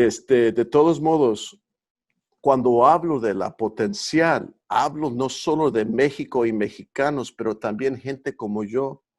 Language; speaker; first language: Spanish; early bilingual, heritage; Spanish